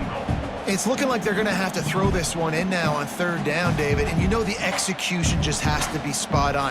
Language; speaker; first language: English; native; English